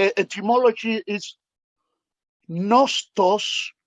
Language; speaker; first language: English; non-native, learner; Spanish